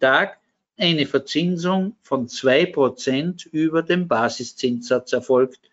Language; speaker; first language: German; native; German